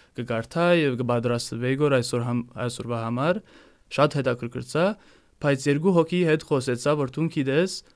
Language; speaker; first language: Armenian; early bilingual, heritage; Armenian